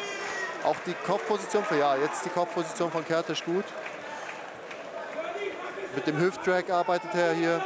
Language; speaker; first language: German; native; German